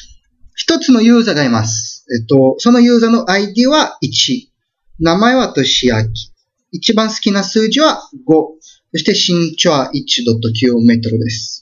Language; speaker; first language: Japanese; non-native, fluent; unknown